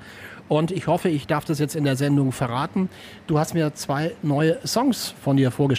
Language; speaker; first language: German; native; German